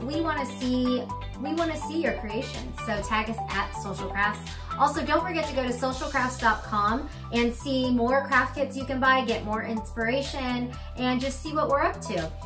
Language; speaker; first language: English; native; English